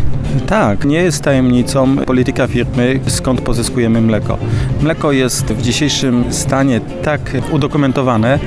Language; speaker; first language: Polish; native; Polish